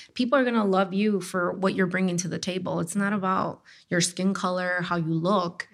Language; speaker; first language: English; native; English